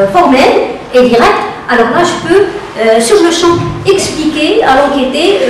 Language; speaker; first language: French; non-native, local second language; Arabic